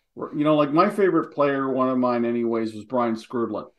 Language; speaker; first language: English; native; English